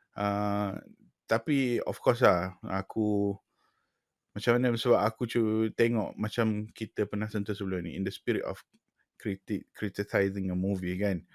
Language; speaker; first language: Malay; native; Malay